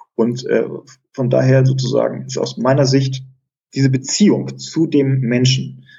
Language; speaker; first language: German; early bilingual, other home language; Greek